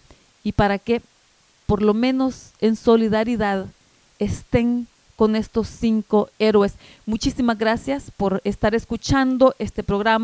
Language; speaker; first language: Spanish; native; Spanish